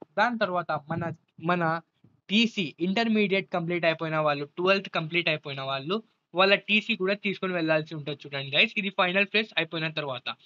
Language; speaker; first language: Telugu; non-native, local second language; Urdu